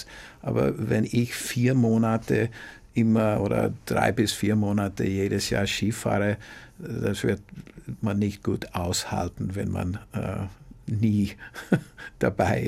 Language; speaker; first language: German; non-native, fluent; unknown